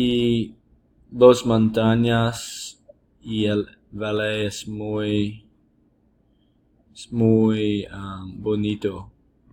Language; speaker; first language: Spanish; non-native, learner; English